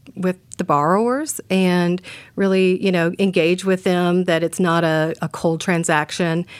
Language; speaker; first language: English; native; English